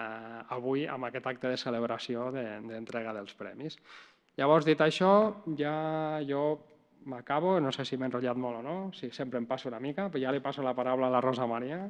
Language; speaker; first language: Catalan; native; Catalan